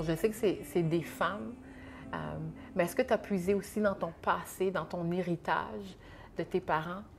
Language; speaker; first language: French; native; French